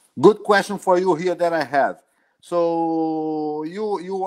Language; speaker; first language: English; non-native, learner; Portuguese